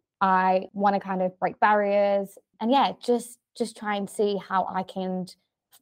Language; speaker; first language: English; native; English